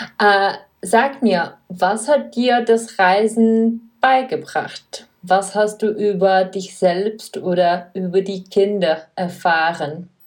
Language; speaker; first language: German; non-native, fluent; Czech